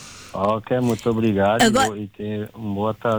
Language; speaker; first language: Portuguese; non-native, local second language; Kabuverdianu